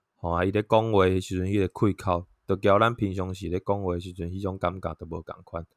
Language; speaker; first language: Chinese; non-native, local second language; Min Nan Chinese